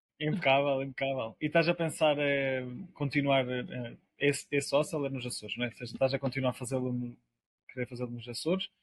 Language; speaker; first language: Portuguese; native; Portuguese